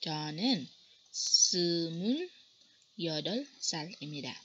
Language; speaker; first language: Korean; non-native, learner; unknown